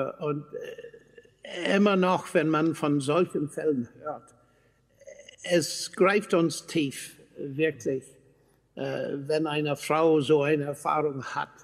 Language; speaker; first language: German; non-native, fluent; English